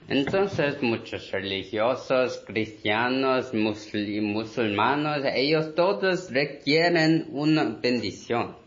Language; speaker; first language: Spanish; non-native, learner; Korean